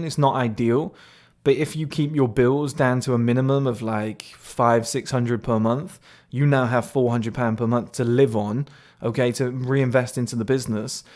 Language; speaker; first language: English; native; English